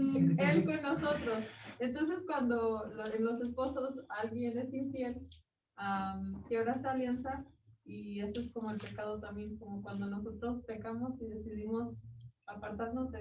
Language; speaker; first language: Spanish; early bilingual, other home language; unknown